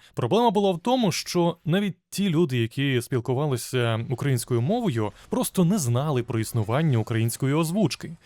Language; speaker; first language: Ukrainian; non-native, local second language; Russian